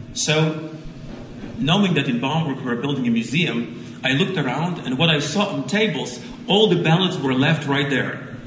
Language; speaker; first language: English; non-native, fluent; Ukrainian